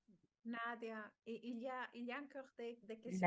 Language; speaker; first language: French; non-native, fluent; Spanish